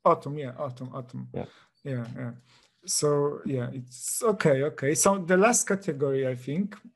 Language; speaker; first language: English; non-native, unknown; Polish